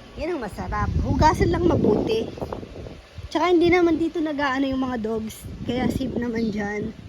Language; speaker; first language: Filipino; non-native, local second language; Pampanga